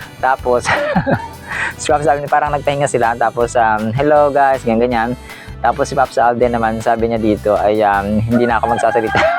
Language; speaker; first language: Filipino; non-native, local second language; Cebuano